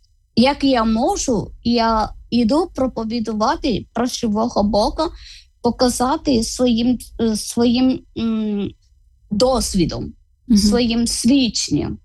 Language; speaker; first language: Ukrainian; non-native, learner; Malayalam